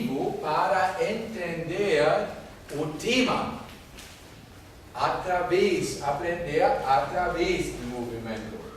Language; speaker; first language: Portuguese; non-native, fluent; German